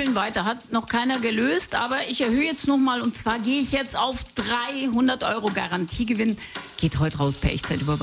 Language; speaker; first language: German; native; German